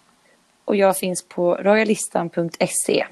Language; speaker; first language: Swedish; native; Swedish